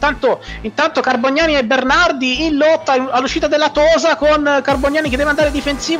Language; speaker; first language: Italian; native; Italian